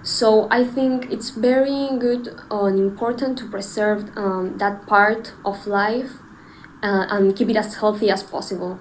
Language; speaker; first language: English; non-native, fluent; Spanish